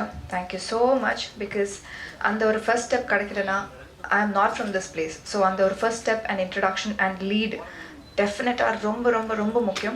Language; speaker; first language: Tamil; non-native, learner; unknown